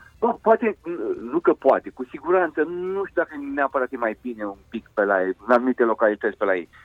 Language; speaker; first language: Romanian; native; Romanian